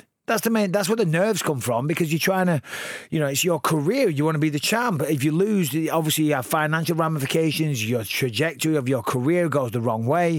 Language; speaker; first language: English; native; English